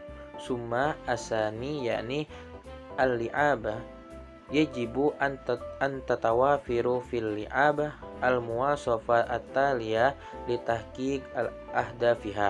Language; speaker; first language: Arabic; non-native, learner; Indonesian